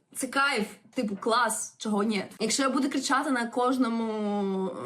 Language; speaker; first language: Ukrainian; non-native, local second language; Russian